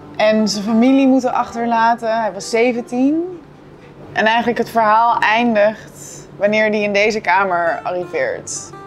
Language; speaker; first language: Dutch; native; Dutch